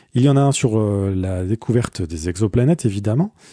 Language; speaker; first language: French; native; French